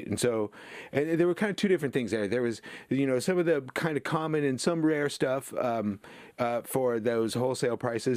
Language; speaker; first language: English; native; English